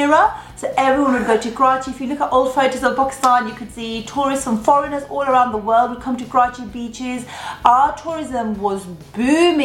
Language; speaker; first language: English; early bilingual, other home language; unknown